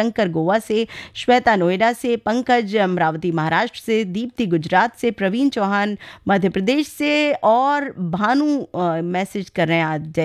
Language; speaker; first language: Hindi; native; Hindi